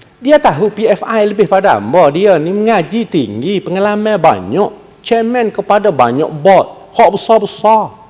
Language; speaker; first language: Malay; native; Malay